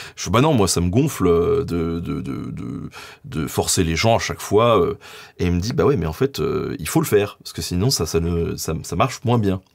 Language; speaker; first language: French; native; French